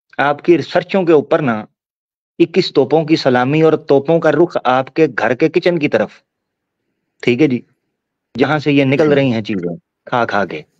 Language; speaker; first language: Urdu; non-native, local second language; Punjabi